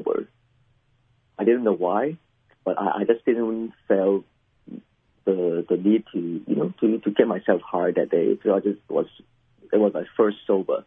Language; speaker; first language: English; early bilingual, other home language; Cantonese